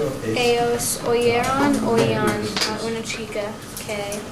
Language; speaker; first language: Spanish; non-native, learner; English